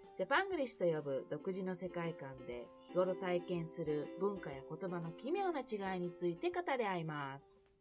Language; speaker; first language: Japanese; early bilingual, heritage; Japanese